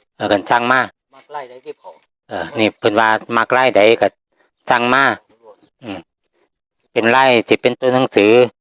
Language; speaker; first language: Thai; native; Thai